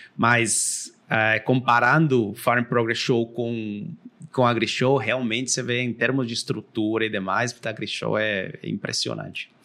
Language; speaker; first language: Portuguese; non-native, fluent; Spanish